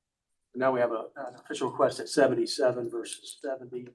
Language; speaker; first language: English; native; English